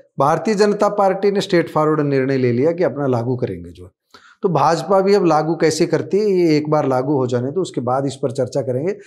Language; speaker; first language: Hindi; native; Hindi